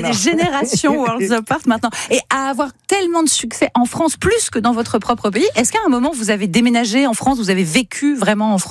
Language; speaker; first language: French; native; French